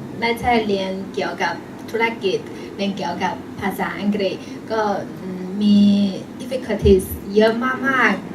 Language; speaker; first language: Thai; non-native, learner; Chinese